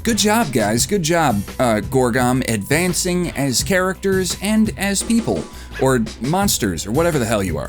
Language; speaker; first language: English; native; English